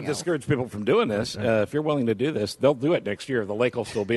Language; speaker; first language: English; native; English